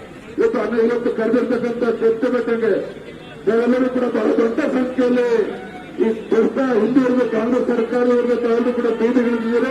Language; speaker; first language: Kannada; native; Kannada